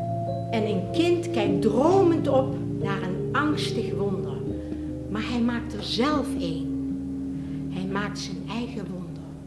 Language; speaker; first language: Dutch; native; Dutch